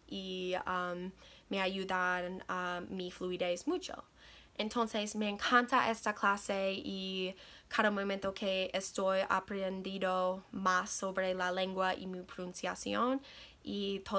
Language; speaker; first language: Spanish; non-native, learner; English